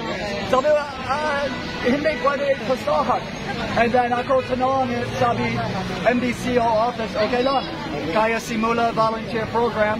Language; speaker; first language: Filipino; non-native, learner; English